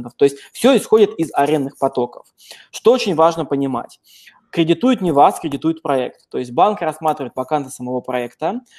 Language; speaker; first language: Russian; native; Russian